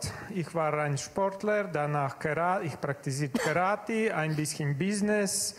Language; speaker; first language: German; non-native, learner; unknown